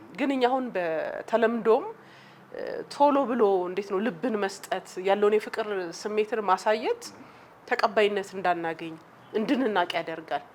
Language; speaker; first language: Amharic; native; Amharic